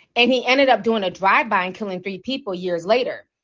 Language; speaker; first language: English; native; English